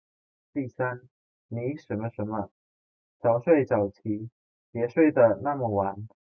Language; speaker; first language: Chinese; non-native, fluent; Indonesian